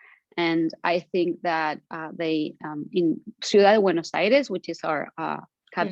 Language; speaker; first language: English; non-native, fluent; Spanish